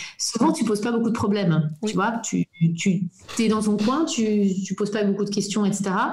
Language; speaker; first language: French; native; French